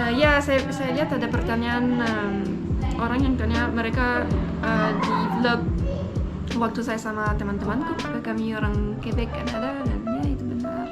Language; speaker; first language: Indonesian; non-native, fluent; French